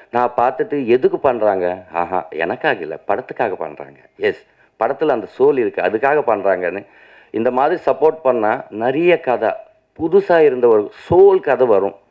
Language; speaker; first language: Tamil; non-native, local second language; Telugu